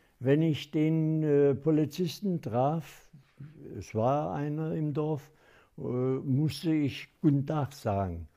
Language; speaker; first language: German; non-native, local second language; Upper Sorbian